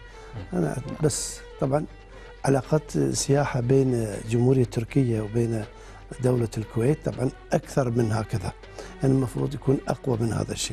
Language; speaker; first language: Arabic; non-native, fluent; Turkish